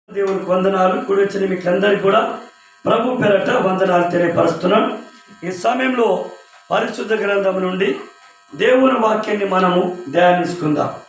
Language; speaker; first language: Telugu; non-native, local second language; Koya